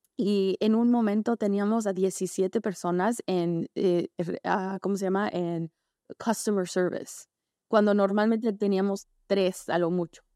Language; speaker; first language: Spanish; early bilingual, heritage; Spanish